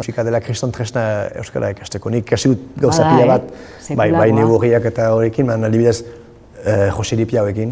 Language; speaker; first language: Basque; non-native, local second language; French